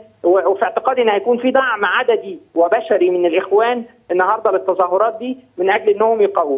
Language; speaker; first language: Arabic; native; Arabic